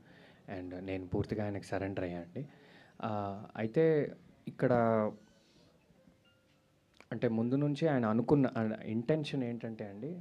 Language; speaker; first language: Telugu; native; Telugu